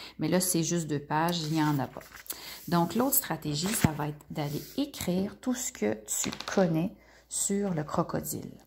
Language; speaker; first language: French; native; French